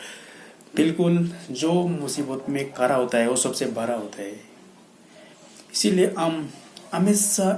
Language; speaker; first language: Hindi; non-native, local second language; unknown